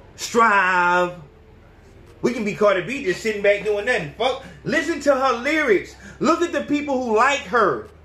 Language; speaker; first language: English; native; English